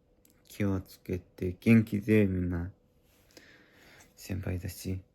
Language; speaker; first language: Japanese; non-native, learner; Mongolian